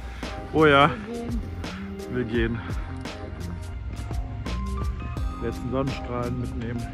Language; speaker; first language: German; native; German